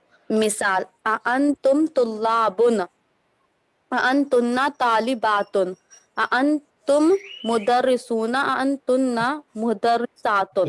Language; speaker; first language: Arabic; non-native, learner; Urdu